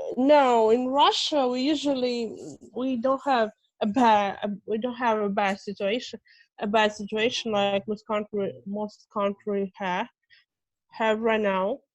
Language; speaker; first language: English; non-native, fluent; Russian